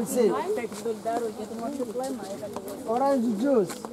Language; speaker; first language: Russian; non-native, learner; Arabic